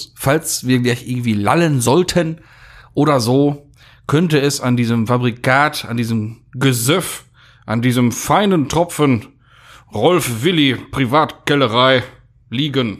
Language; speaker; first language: German; native; German